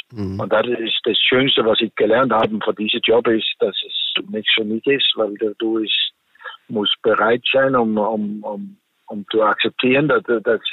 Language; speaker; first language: German; non-native, fluent; Danish